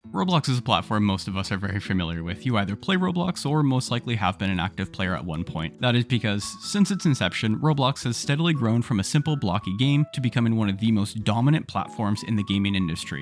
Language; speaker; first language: English; native; English